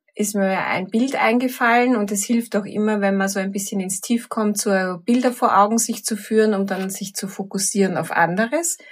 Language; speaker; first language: German; native; German